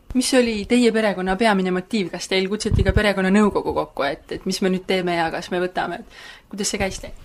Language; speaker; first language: Estonian; native; Estonian